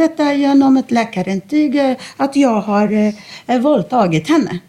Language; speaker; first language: Swedish; non-native, fluent; Arabic